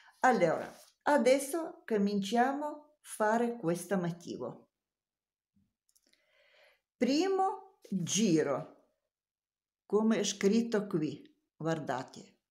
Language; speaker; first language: Italian; non-native, learner; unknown